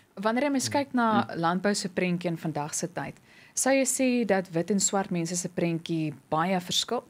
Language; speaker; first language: Afrikaans; native; Afrikaans